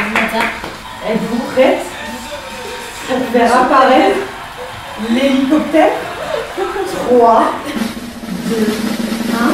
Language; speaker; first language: French; native; French